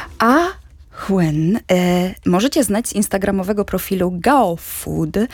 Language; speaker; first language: Polish; native; Polish